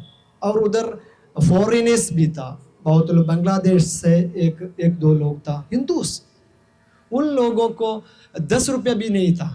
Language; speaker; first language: Hindi; non-native, local second language; Malayalam